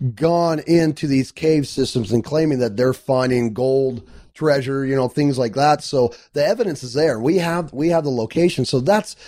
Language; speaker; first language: English; native; English